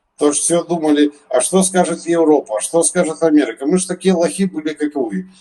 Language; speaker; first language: Russian; native; Russian